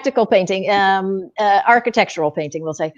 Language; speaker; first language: English; native; English